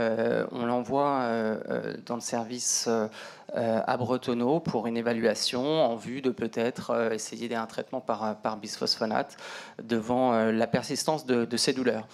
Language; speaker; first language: French; native; French